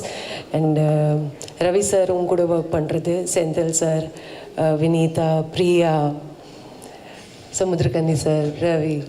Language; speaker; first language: Tamil; non-native, fluent; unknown